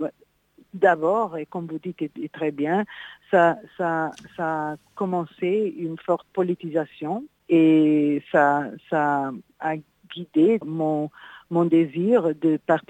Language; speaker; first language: French; non-native, fluent; Portuguese